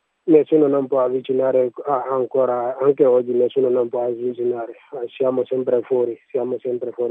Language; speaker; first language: Italian; non-native, learner; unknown